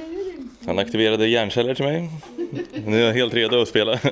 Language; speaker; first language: Swedish; native; Swedish